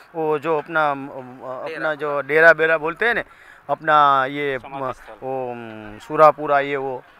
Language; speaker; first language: Hindi; non-native, local second language; Gujarati